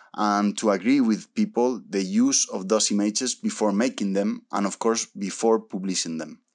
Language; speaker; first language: English; early bilingual, other home language; Spanish